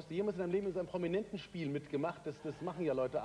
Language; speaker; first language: German; native; German